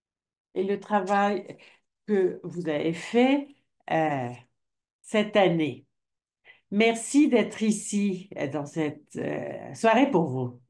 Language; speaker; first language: French; non-native, fluent; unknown